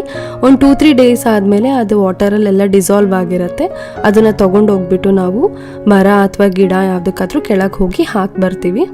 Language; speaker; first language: Kannada; native; Kannada